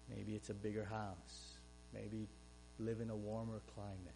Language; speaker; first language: English; non-native, fluent; Romanian